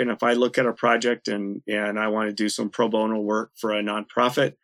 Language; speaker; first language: English; native; English